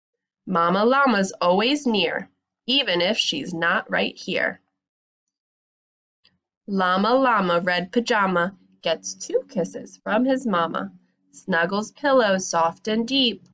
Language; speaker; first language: English; native; English